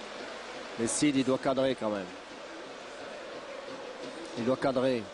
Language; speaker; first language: French; native; French